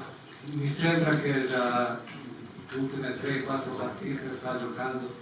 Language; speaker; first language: Italian; non-native, fluent; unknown